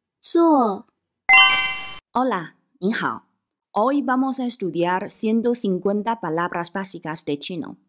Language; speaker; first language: Spanish; non-native, fluent; Chinese